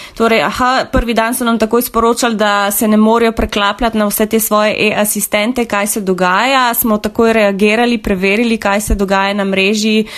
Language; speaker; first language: Slovenian; native; Slovenian